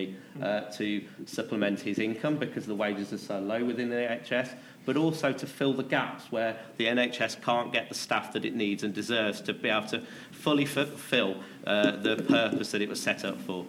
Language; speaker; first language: English; native; English